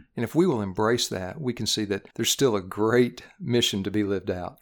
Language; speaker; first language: English; native; English